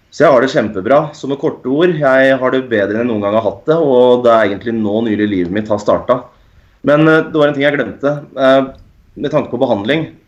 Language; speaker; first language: Norwegian; native; Norwegian